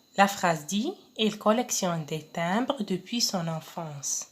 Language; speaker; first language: French; non-native, local second language; Arabic